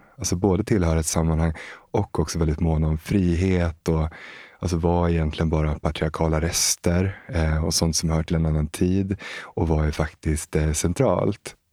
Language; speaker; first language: Swedish; native; Swedish